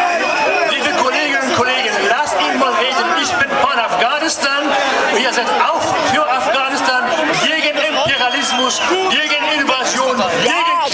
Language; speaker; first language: German; non-native, learner; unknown